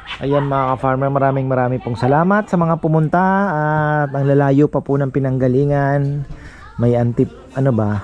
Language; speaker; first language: Filipino; native; Filipino